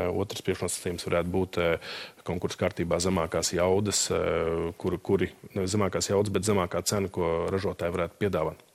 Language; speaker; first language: Latvian; native; Latvian